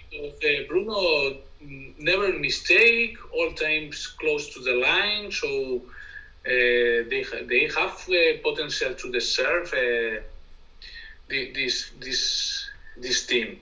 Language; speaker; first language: English; non-native, learner; Spanish